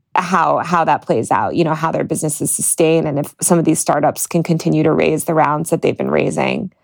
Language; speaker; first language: English; native; English